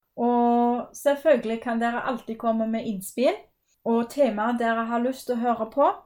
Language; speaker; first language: Norwegian; non-native, fluent; German